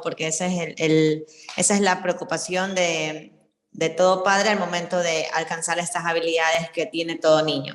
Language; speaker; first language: Spanish; native; Spanish